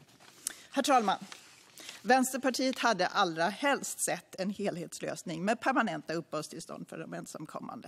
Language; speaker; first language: Swedish; native; Swedish